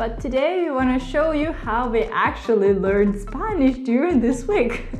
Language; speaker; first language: English; non-native, fluent; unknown